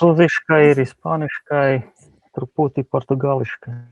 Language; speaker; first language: Lithuanian; non-native, learner; Latvian